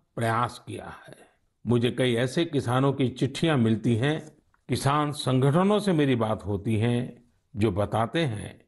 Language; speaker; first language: Hindi; native; Hindi